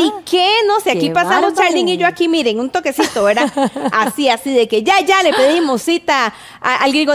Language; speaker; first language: Spanish; native; Spanish